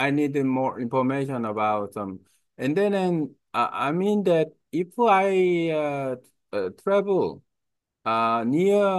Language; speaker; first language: English; non-native, learner; Korean